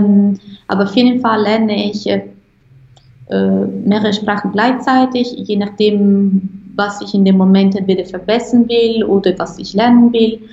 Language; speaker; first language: German; non-native, fluent; Italian